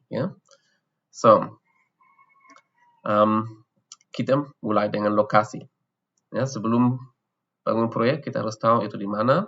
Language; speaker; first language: Indonesian; non-native, fluent; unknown